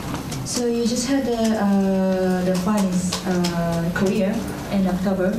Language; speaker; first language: English; non-native, fluent; Japanese